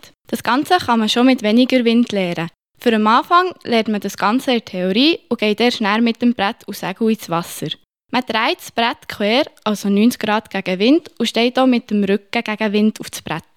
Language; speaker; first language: German; native; German